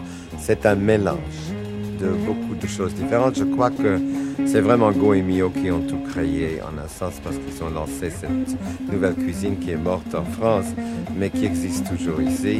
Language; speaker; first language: French; non-native, fluent; English